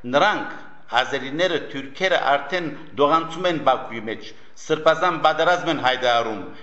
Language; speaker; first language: Armenian; early bilingual, heritage; Armenian